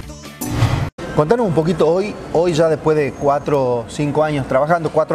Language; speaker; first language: Spanish; native; Spanish